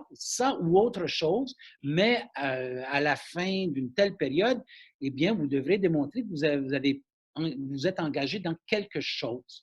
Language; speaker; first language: French; native; French